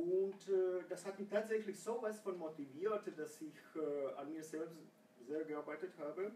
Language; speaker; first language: German; non-native, fluent; Croatian